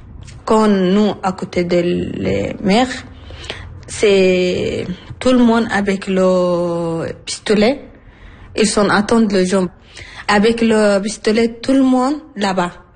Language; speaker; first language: French; non-native, learner; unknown